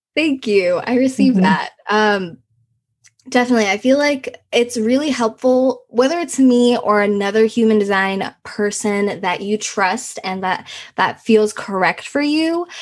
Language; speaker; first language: English; early bilingual, other home language; Nepali